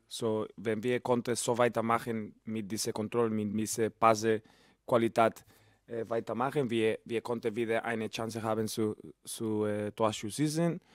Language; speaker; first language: German; non-native, learner; Spanish